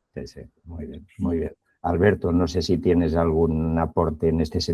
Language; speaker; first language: Spanish; native; Spanish